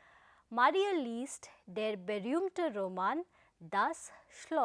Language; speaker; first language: German; non-native, fluent; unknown